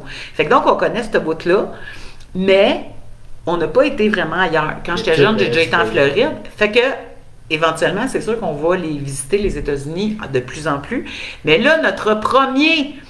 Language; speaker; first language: French; native; French